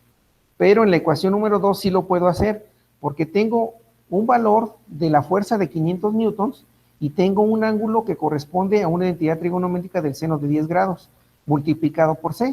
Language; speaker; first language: Spanish; native; Spanish